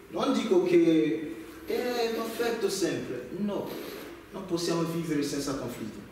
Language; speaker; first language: Italian; non-native, learner; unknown